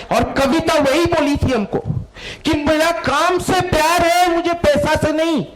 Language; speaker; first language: Hindi; non-native, local second language; Bangla